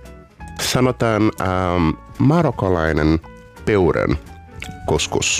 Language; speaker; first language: Finnish; non-native, learner; Portuguese